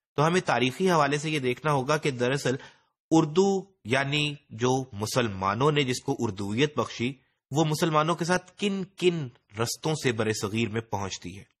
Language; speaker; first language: Urdu; native; Urdu